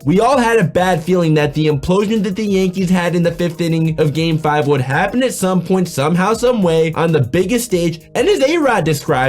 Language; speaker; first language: English; native; English